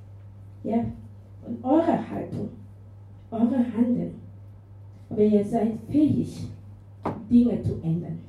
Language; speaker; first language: German; non-native, fluent; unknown